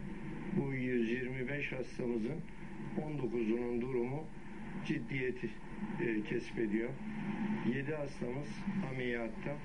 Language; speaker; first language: Turkish; native; Turkish